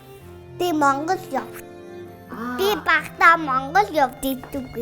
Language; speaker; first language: Mongolian; early bilingual, heritage; Mongolian